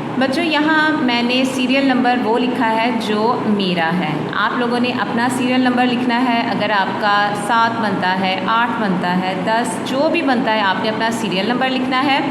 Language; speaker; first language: Hindi; non-native, local second language; Punjabi